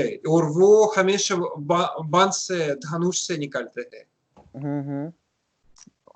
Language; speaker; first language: Hindi; non-native, learner; Russian